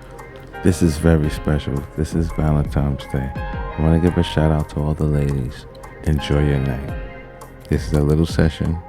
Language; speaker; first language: English; native; English